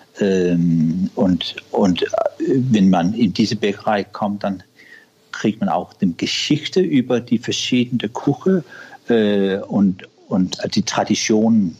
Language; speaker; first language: German; non-native, learner; Danish